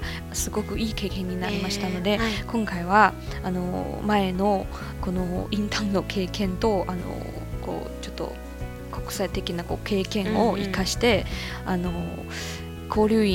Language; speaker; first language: Japanese; non-native, fluent; Chinese